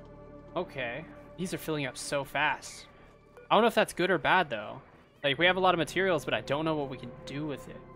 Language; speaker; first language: English; native; English